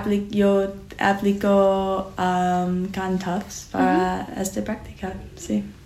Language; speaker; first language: Spanish; non-native, learner; English